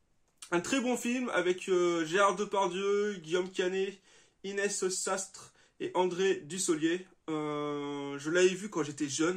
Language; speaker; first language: French; native; French